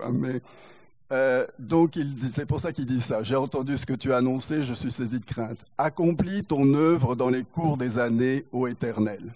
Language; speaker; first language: French; native; French